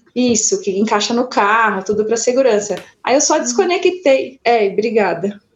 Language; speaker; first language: Portuguese; native; Portuguese